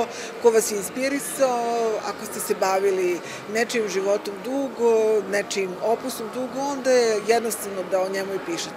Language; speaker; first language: Serbian; native; Serbian